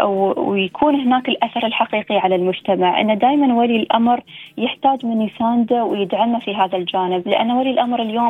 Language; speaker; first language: Arabic; native; Arabic